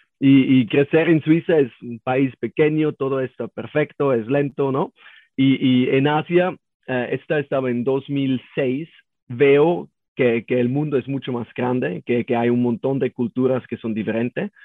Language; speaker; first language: Spanish; non-native, learner; German